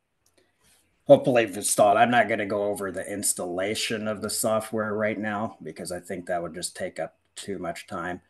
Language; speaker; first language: English; native; English